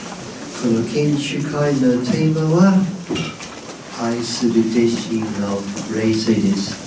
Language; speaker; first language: Japanese; non-native, fluent; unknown